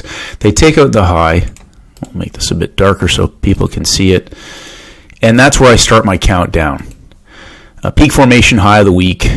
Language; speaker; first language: English; native; English